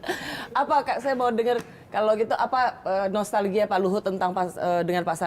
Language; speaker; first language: Indonesian; native; Indonesian